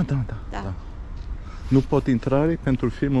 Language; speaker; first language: Romanian; non-native, learner; English